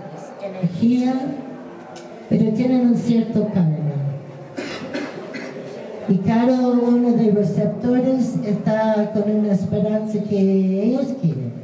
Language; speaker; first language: Spanish; non-native, fluent; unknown